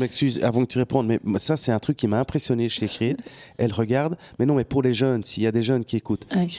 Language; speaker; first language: French; native; French